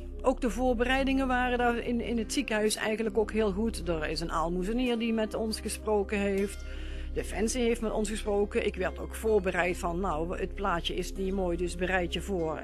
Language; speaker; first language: Dutch; native; Dutch